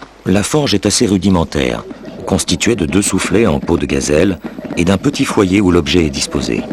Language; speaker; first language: French; native; French